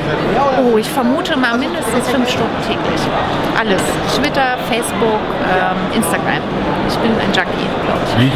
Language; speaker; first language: German; native; German